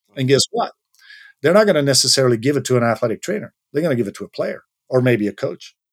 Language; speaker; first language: English; non-native, fluent; Dutch